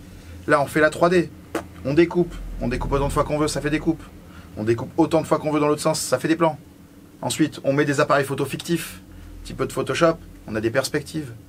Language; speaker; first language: French; native; French